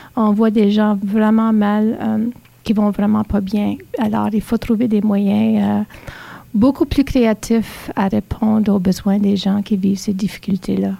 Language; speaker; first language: French; native; French